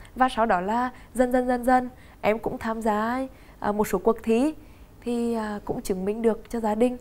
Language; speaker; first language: Vietnamese; native; Vietnamese